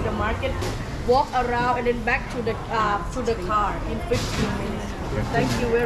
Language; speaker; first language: English; non-native, fluent; Thai